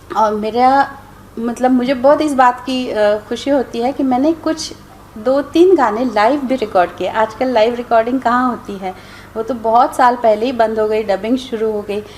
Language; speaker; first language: Hindi; non-native, local second language; Marathi